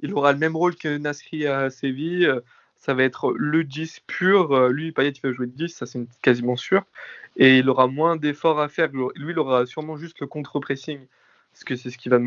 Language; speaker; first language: French; native; French